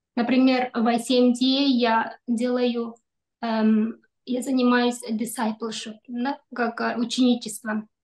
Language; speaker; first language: Russian; non-native, local second language; Kyrgyz